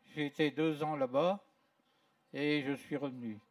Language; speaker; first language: French; native; French